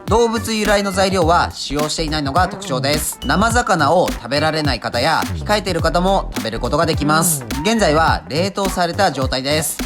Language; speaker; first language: Japanese; native; Japanese